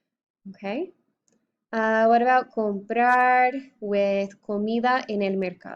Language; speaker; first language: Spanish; non-native, fluent; English